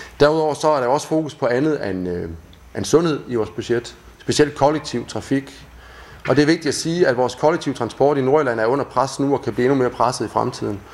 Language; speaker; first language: Danish; native; Danish